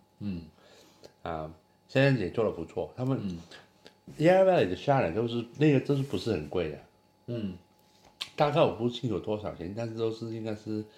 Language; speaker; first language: Chinese; non-native, local second language; Cantonese